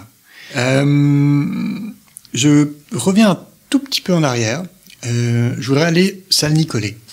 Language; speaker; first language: French; native; French